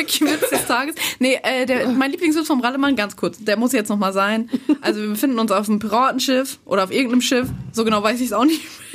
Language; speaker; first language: German; native; German